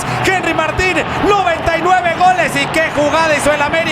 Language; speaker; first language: Spanish; native; Spanish